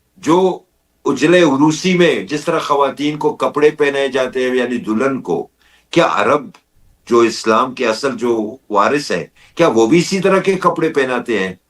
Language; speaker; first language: Urdu; non-native, local second language; Baluchi